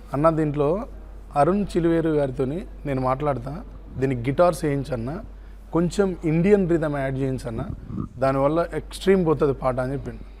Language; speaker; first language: Telugu; native; Telugu